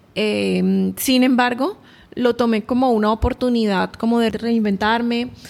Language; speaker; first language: Spanish; native; Spanish